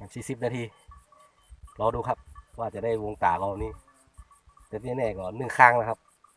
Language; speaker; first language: Thai; native; Thai